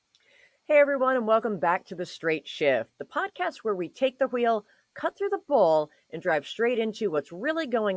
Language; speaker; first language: English; native; English